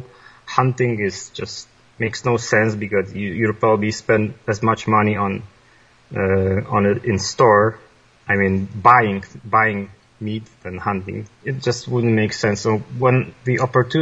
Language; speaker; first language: English; non-native, fluent; Polish